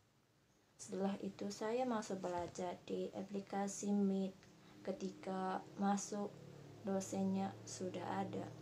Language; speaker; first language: Indonesian; non-native, learner; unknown